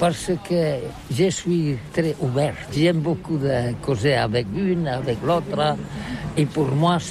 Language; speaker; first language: French; non-native, learner; Catalan